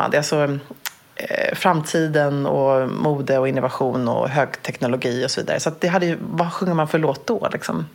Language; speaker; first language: Swedish; native; Swedish